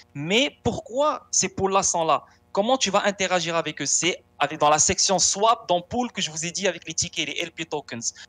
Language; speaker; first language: French; non-native, local second language; Arabic